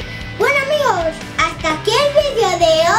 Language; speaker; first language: Spanish; native; Spanish